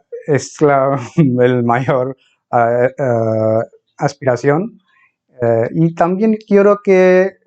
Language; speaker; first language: Spanish; non-native, fluent; Bangla